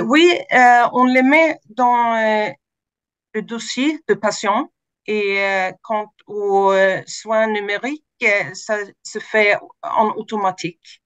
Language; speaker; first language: French; non-native, fluent; Swedish